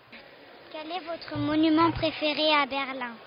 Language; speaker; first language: French; non-native, learner; German